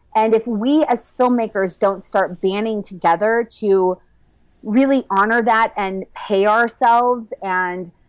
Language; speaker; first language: English; native; English